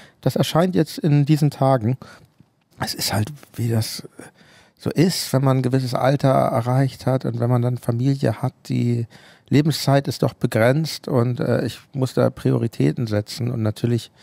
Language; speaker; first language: German; native; German